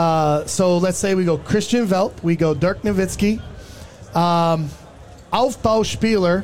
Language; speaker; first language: German; non-native, learner; English